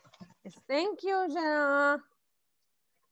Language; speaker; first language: English; non-native, fluent; Arabic